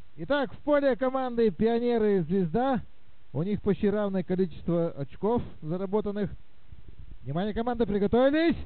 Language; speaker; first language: Russian; native; Russian